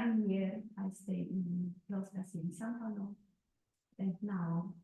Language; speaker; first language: English; non-native, learner; Polish